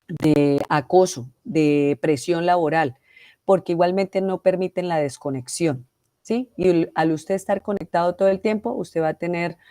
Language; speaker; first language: Spanish; native; Spanish